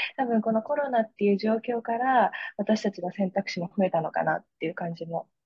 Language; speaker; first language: Japanese; native; Japanese